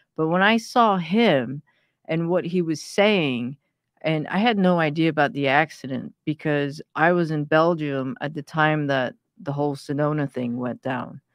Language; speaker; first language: English; early bilingual, other home language; Persian